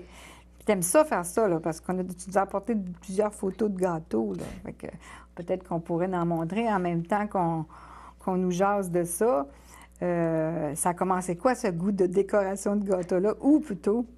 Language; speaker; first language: French; native; French